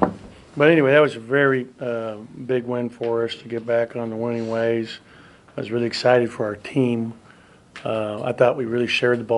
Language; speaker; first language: English; native; English